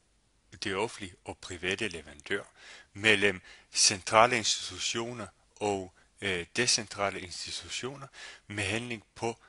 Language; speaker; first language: Danish; non-native, fluent; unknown